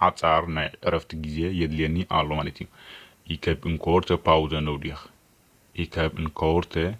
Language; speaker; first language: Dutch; non-native, fluent; Tigrinya